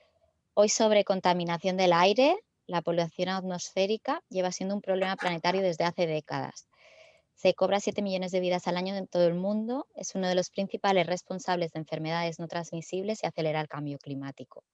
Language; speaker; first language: Spanish; native; Spanish